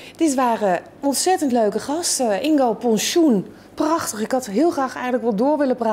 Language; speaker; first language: Dutch; native; Dutch